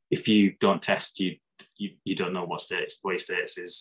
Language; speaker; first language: English; native; English